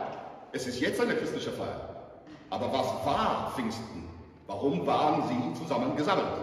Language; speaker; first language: German; non-native, fluent; English